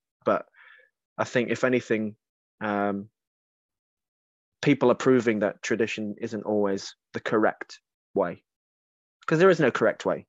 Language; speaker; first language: English; native; English